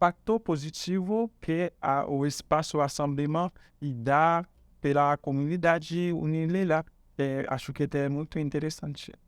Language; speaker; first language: Portuguese; non-native, fluent; Haitian Creole